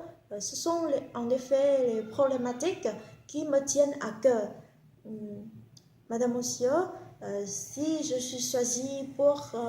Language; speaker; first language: French; non-native, fluent; Vietnamese